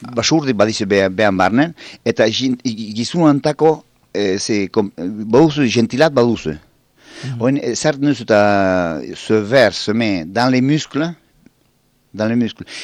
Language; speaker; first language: Basque; native; Basque